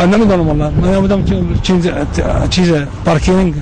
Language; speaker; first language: Persian; non-native, learner; Arabic